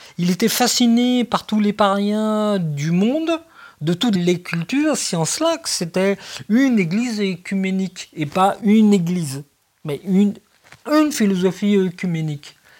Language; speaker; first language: French; native; French